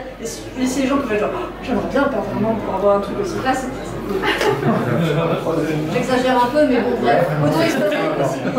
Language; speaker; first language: French; native; French